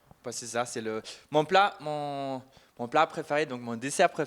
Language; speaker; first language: French; non-native, fluent; German